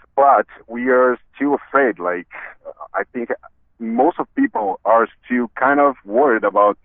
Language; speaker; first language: English; non-native, fluent; Portuguese